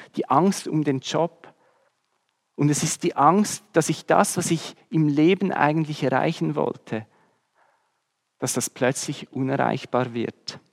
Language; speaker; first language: German; native; German